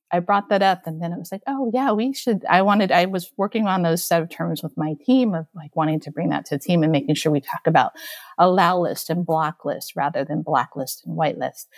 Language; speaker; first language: English; early bilingual, other home language; Japanese